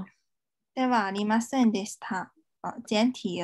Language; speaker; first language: Japanese; non-native, fluent; Chinese